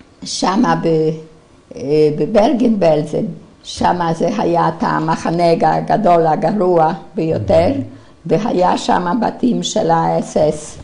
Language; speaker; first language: Hebrew; non-native, fluent; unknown